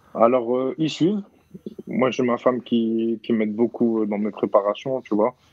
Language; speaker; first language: French; native; French